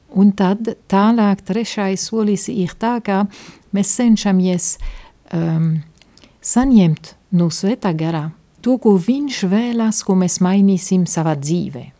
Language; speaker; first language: Latvian; non-native, fluent; Italian